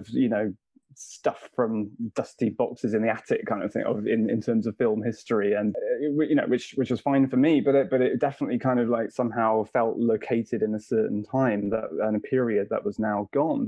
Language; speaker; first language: English; native; English